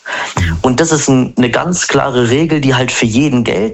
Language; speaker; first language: German; native; German